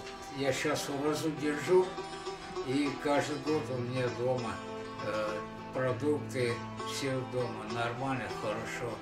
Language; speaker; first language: Russian; non-native, local second language; Uyghur